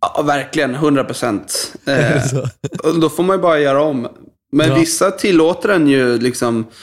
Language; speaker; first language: Swedish; native; Swedish